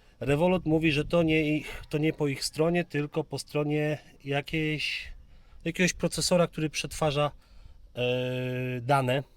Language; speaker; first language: Polish; native; Polish